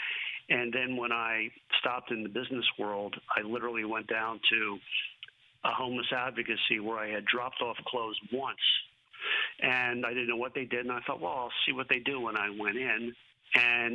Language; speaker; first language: English; native; English